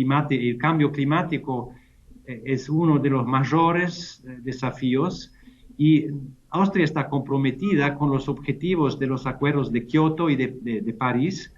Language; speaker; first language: Spanish; non-native, fluent; German